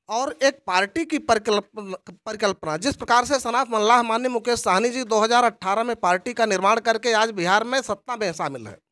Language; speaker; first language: Hindi; native; Hindi